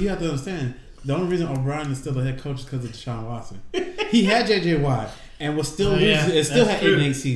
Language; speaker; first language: English; native; English